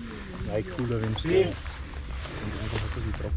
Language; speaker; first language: German; native; German